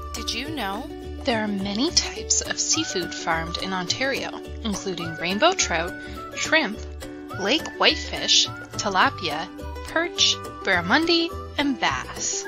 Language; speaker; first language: English; native; English